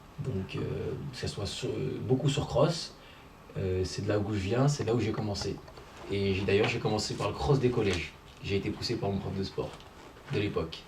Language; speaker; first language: French; early bilingual, other home language; Arabic